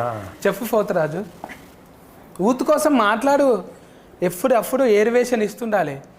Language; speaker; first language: Telugu; native; Telugu